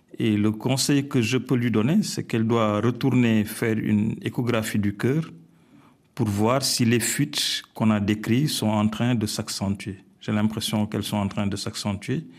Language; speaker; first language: French; non-native, local second language; Wolof